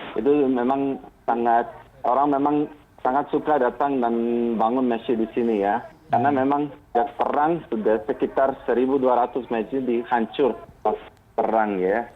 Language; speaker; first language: Indonesian; non-native, fluent; Bosnian